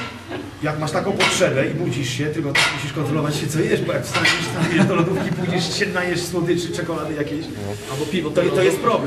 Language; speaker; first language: Polish; native; Polish